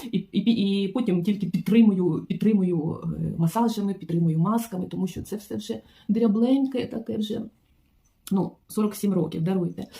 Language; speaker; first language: Ukrainian; non-native, local second language; Russian